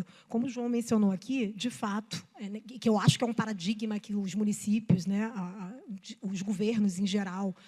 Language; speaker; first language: Portuguese; native; Portuguese